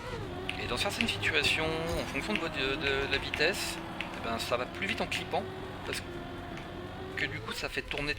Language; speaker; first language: French; native; French